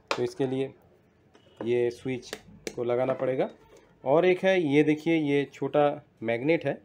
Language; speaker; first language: Hindi; non-native, local second language; Bangla